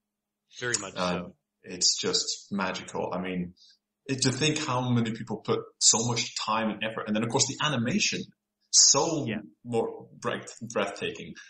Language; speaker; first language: English; native; English